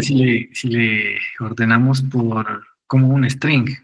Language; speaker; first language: Spanish; native; Spanish